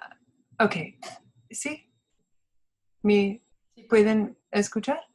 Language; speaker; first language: Spanish; non-native, fluent; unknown